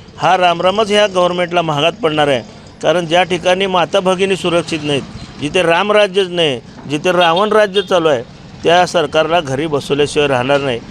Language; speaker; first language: Marathi; native; Marathi